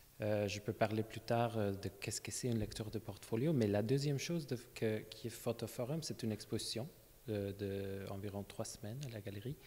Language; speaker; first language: French; non-native, fluent; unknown